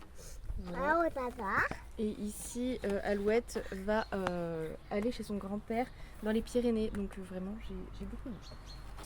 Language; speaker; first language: French; native; French